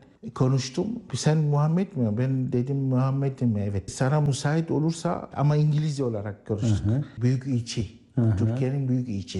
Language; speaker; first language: Turkish; non-native, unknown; Arabic